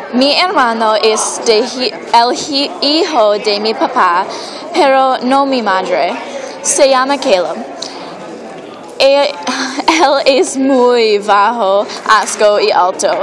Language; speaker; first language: Spanish; non-native, learner; English